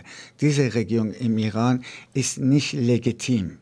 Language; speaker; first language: German; non-native, fluent; Persian